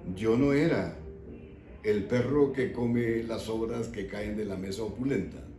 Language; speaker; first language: Spanish; native; Spanish